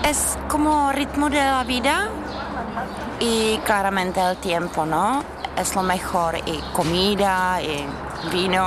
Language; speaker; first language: Spanish; non-native, fluent; Czech